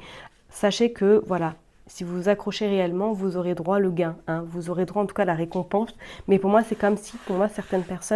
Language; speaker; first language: French; native; French